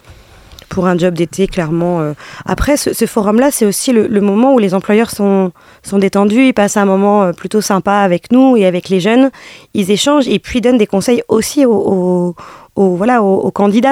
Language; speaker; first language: French; native; French